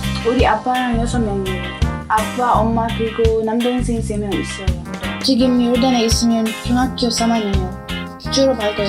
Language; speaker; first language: Korean; non-native, learner; Arabic